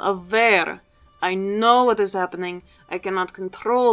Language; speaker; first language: English; native; English